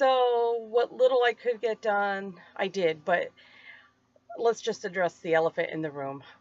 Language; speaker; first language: English; native; English